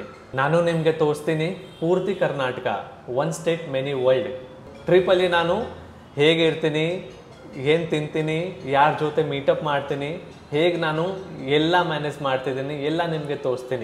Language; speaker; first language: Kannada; non-native, local second language; Hindi